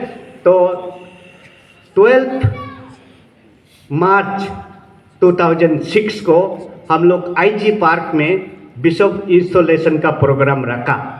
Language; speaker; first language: Hindi; non-native, local second language; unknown